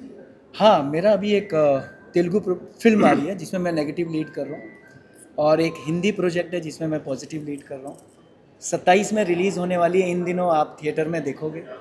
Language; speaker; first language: Hindi; native; Hindi